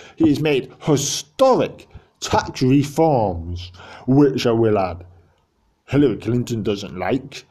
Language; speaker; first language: English; native; English